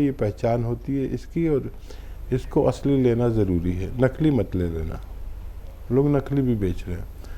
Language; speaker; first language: Hindi; native; Hindi